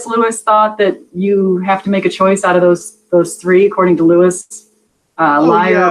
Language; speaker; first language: English; native; English